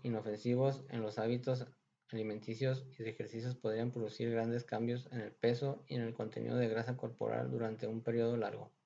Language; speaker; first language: Spanish; native; Spanish